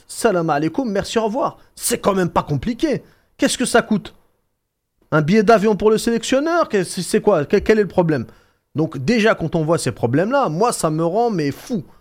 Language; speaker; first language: French; native; French